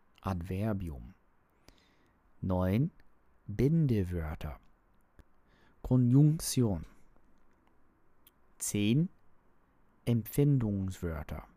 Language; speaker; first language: German; non-native, learner; English